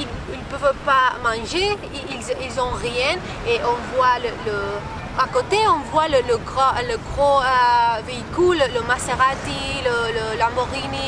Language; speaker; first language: French; non-native, learner; Spanish